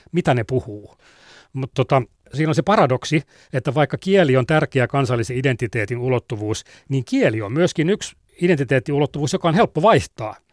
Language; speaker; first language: Finnish; native; Finnish